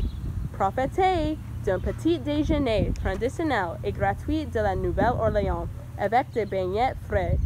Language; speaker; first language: French; non-native, learner; English